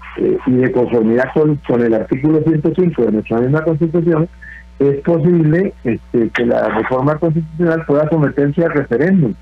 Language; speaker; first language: Spanish; native; Spanish